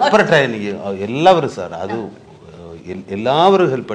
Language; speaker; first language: Tamil; non-native, learner; Malayalam